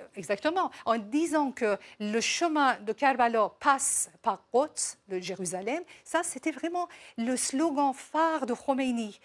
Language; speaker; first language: French; non-native, fluent; Persian